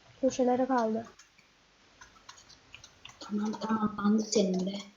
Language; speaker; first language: Turkish; native; Turkish